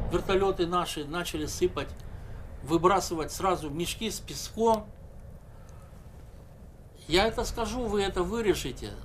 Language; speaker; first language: Russian; native; Russian